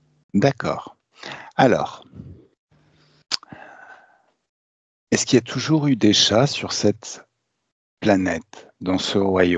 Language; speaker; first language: French; native; French